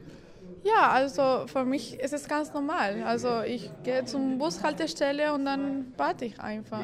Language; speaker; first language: German; non-native, fluent; Spanish